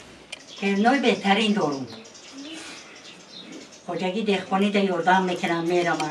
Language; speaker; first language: Persian; non-native, learner; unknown